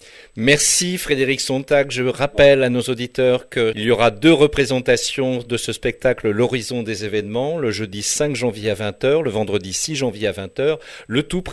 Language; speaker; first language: French; native; French